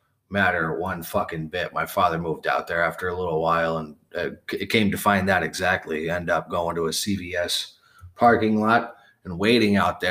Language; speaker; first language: English; native; English